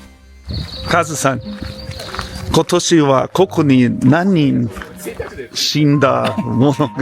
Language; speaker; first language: Japanese; non-native, learner; English